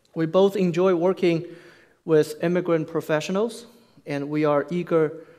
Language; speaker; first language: English; non-native, fluent; Chinese